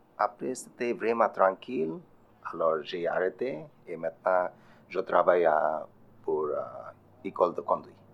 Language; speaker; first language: French; non-native, learner; Bangla